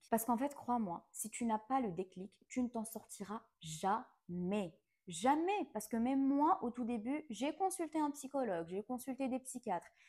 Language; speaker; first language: French; non-native, local second language; Arabic